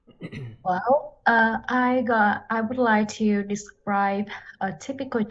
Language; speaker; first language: English; non-native, learner; Vietnamese